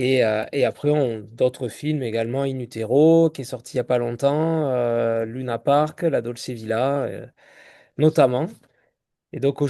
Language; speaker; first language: French; native; French